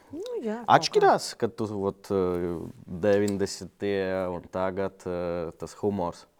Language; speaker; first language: Latvian; non-native, local second language; Russian